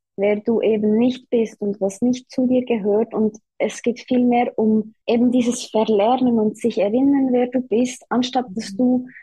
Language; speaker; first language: German; native; German